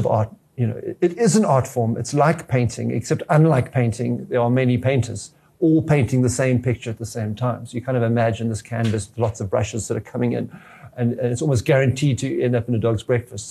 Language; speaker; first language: English; native; English